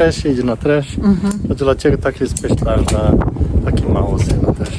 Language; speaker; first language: Polish; non-native, learner; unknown